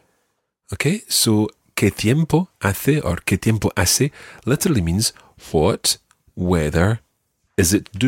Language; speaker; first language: Spanish; non-native, fluent; English